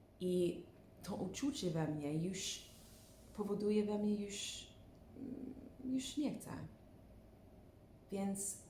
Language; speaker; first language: Polish; non-native, learner; English